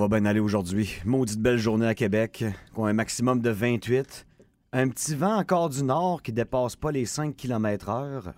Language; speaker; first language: French; native; French